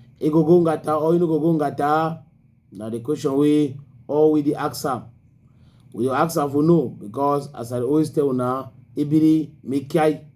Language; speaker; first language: Nigerian Pidgin; native; Nigerian Pidgin